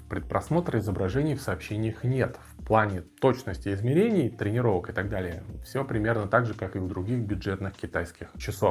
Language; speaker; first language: Russian; native; Russian